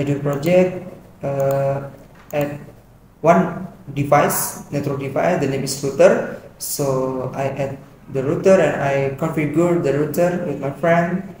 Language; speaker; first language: English; non-native, learner; Indonesian